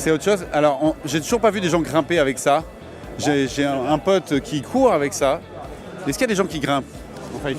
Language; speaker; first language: French; native; French